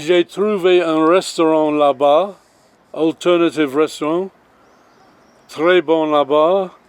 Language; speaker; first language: French; non-native, learner; English